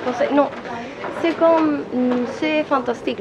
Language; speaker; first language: French; non-native, learner; Spanish